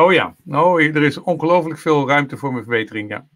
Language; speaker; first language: Dutch; native; Dutch